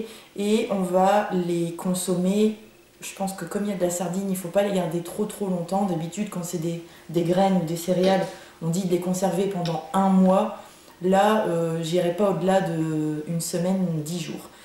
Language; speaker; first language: French; native; French